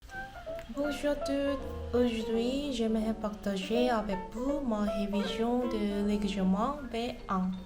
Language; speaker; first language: French; non-native, learner; Korean